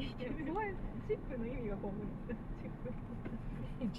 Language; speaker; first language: Japanese; non-native, learner; Filipino